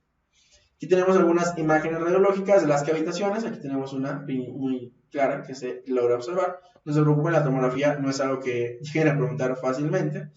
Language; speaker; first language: Spanish; native; Spanish